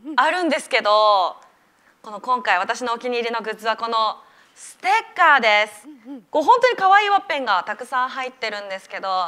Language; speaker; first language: Japanese; native; Japanese